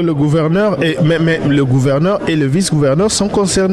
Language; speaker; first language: French; non-native, local second language; Lingala